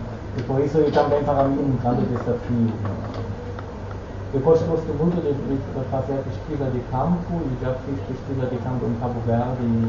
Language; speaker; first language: Portuguese; non-native, fluent; Dutch